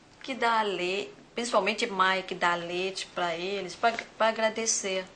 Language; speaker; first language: Portuguese; non-native, learner; Thai